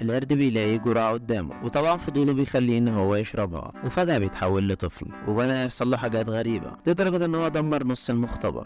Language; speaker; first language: Arabic; native; Arabic